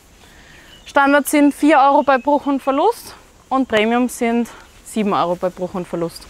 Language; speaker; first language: German; native; German